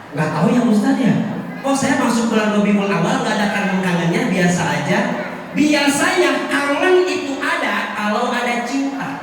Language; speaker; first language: Indonesian; non-native, local second language; Sundanese